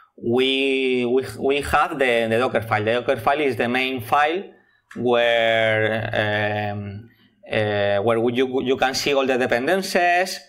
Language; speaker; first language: English; non-native, learner; Spanish